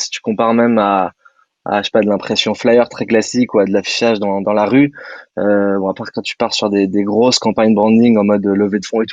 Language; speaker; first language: French; native; French